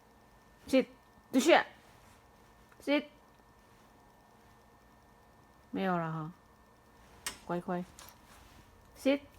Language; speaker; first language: Chinese; non-native, learner; Filipino